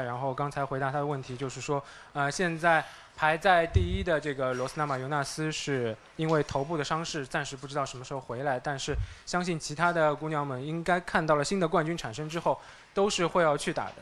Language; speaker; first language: Chinese; native; Chinese